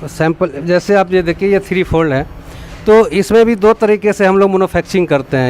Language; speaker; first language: Hindi; native; Hindi